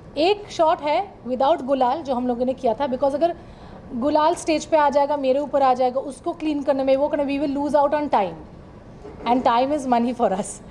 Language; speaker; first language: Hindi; non-native, local second language; Bangla